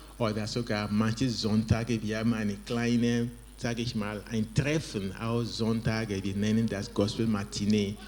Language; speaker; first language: German; non-native, fluent; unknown